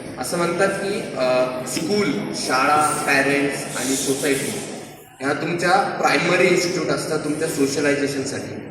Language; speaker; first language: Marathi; native; Marathi